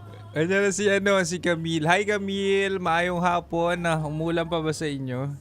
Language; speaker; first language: Filipino; native; Filipino